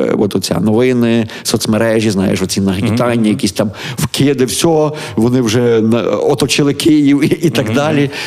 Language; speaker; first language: Ukrainian; native; Ukrainian